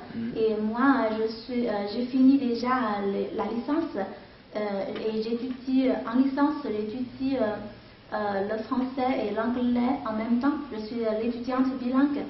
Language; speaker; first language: French; non-native, fluent; Chinese